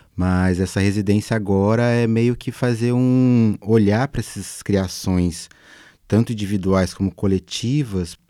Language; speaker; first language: Portuguese; native; Portuguese